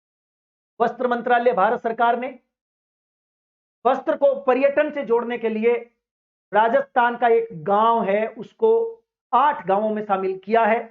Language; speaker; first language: Hindi; native; Hindi